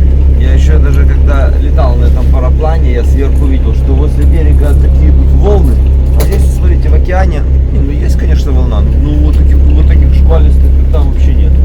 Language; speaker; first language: Russian; native; Russian